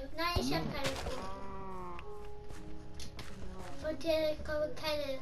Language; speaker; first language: German; non-native, learner; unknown